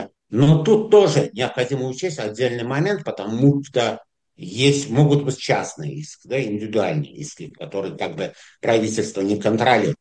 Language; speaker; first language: Russian; non-native, fluent; Azerbaijani